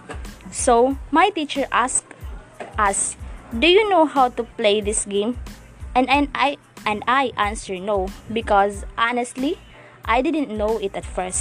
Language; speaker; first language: English; non-native, local second language; Cebuano